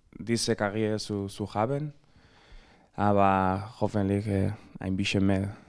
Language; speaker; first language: German; non-native, learner; Spanish